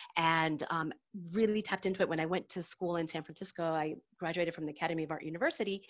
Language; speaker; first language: English; native; English